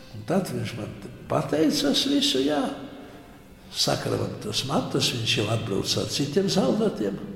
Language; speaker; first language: Latvian; non-native, local second language; Polish